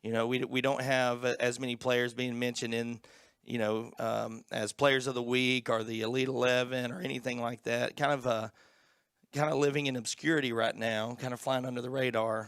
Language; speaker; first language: English; native; English